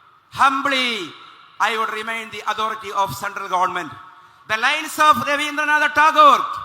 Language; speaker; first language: English; non-native, local second language; Malayalam